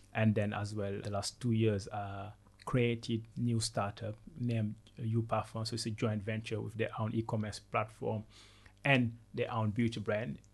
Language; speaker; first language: English; non-native, fluent; Wolof